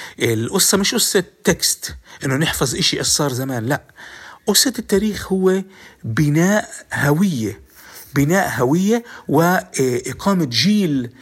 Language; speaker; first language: Arabic; native; Arabic